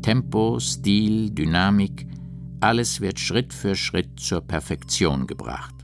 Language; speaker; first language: German; native; German